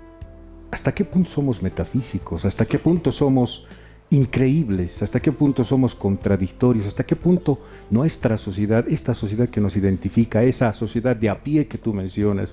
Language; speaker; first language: Spanish; native; Spanish